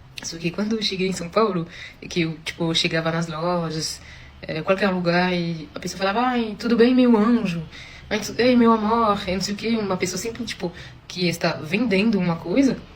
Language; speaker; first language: Portuguese; non-native, fluent; French